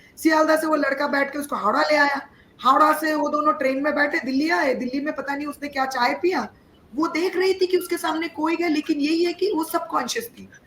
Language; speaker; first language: Hindi; non-native, local second language; Bangla